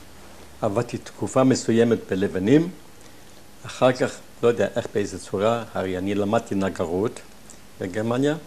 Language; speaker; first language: Hebrew; non-native, fluent; German